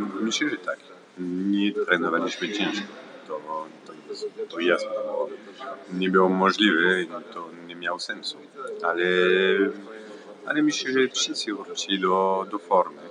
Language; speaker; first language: Polish; non-native, learner; French